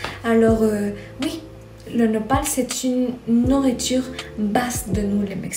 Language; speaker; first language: French; non-native, fluent; Spanish